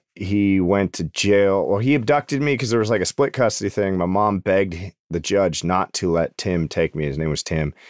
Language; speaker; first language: English; native; English